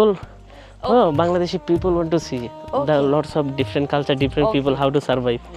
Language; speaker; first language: English; non-native, learner; Bangla